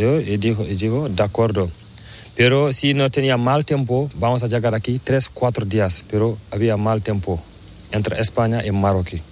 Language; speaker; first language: Spanish; non-native, learner; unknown